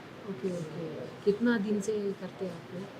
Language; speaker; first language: Hindi; non-native, local second language; Telugu